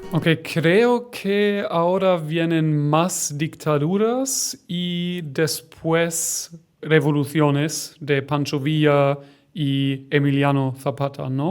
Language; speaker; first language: Spanish; non-native, learner; German